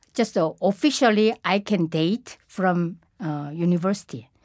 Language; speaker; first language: English; non-native, fluent; Korean